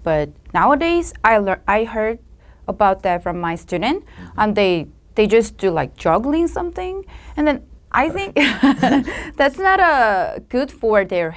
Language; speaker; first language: English; non-native, learner; Korean